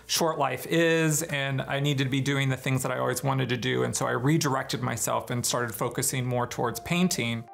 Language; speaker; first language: English; native; English